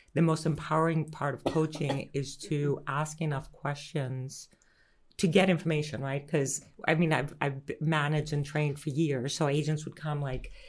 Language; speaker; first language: English; early bilingual, other home language; Greek